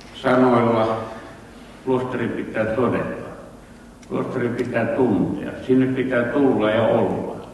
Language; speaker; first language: Finnish; native; Finnish